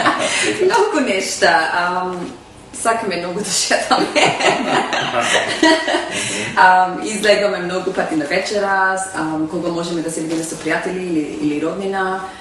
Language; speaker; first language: Macedonian; early bilingual, heritage; Macedonian